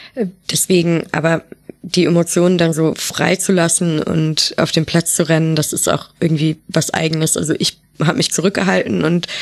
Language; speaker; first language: German; native; German